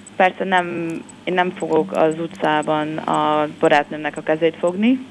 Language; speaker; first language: Hungarian; non-native, fluent; Spanish